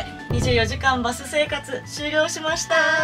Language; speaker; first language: Japanese; native; Japanese